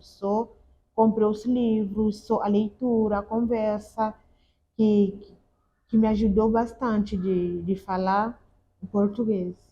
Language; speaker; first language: Portuguese; non-native, learner; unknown